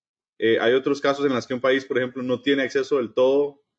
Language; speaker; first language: Spanish; native; Spanish